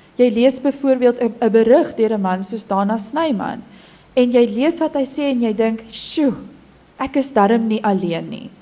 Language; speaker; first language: Afrikaans; native; Afrikaans